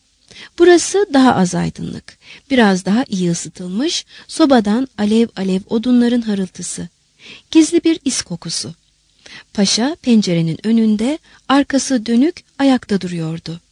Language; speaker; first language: Turkish; native; Turkish